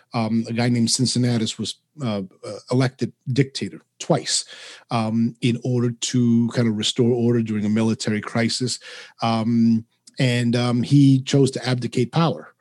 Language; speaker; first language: English; early bilingual, other home language; Spanish